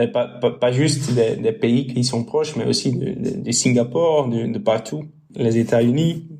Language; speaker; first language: French; non-native, local second language; Dutch